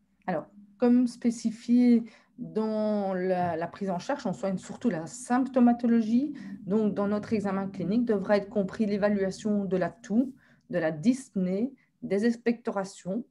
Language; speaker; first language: French; native; French